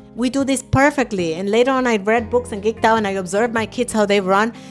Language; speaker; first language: English; native; English